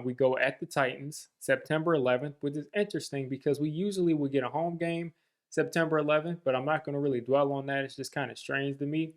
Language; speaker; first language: English; native; English